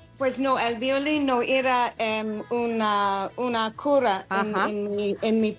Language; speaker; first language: Spanish; non-native, fluent; English